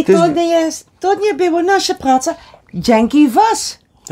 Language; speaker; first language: Polish; non-native, learner; Dutch